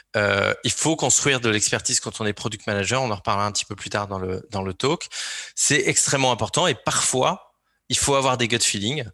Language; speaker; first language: French; native; French